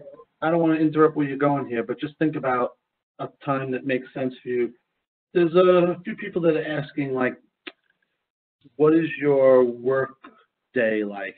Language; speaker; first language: English; native; English